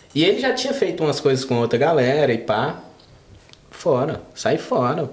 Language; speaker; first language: Portuguese; native; Portuguese